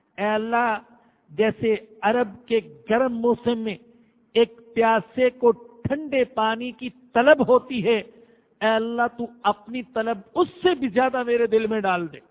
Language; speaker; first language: Urdu; non-native, local second language; Punjabi